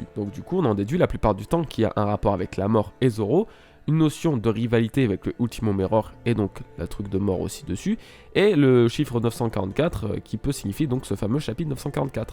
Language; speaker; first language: French; native; French